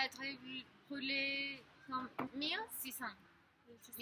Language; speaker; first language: French; non-native, learner; Spanish